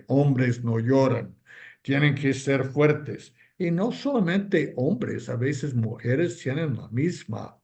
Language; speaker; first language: Spanish; non-native, fluent; English